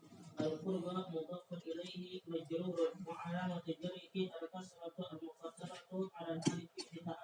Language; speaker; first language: Arabic; non-native, learner; Indonesian